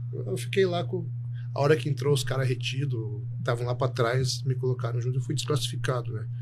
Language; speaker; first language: Portuguese; native; Portuguese